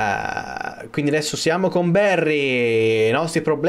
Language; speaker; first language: Italian; native; Italian